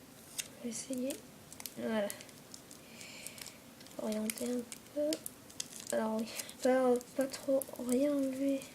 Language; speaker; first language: French; native; French